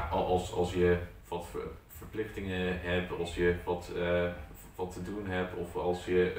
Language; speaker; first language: Dutch; non-native, fluent; English